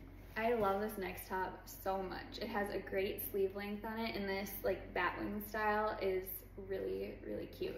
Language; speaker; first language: English; native; English